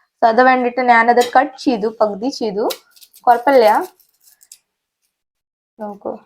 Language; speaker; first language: Malayalam; non-native, local second language; Hindi